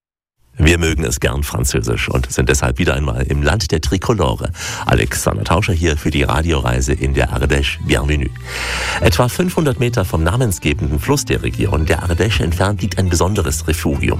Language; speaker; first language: German; native; German